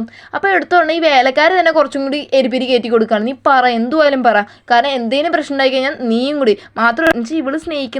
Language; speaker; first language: Malayalam; native; Malayalam